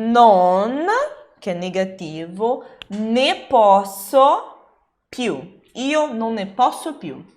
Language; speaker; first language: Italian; non-native, fluent; Portuguese